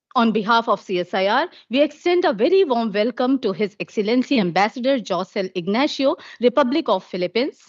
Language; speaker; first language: English; non-native, local second language; Hindi